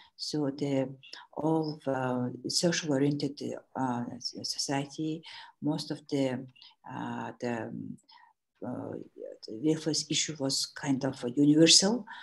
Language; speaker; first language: English; non-native, learner; Mongolian